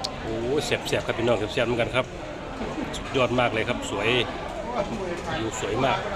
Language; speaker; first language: Thai; non-native, local second language; Lao